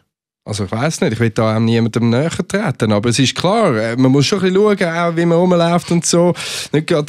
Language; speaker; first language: German; native; German